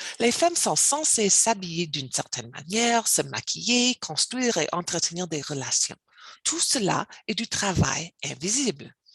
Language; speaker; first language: French; non-native, learner; English